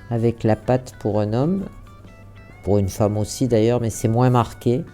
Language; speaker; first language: French; native; French